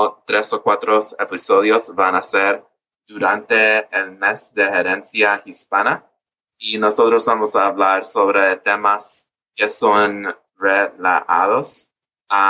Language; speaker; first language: Spanish; early bilingual, heritage; English